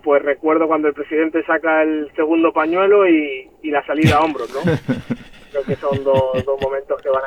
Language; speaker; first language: Spanish; native; Spanish